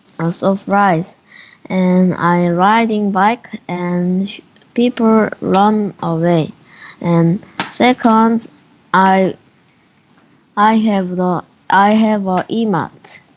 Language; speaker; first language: English; non-native, learner; Korean